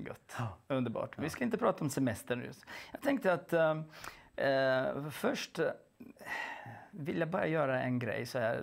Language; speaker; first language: Swedish; non-native, fluent; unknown